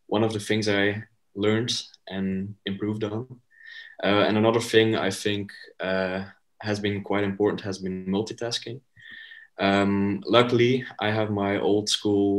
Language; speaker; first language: English; non-native, fluent; Dutch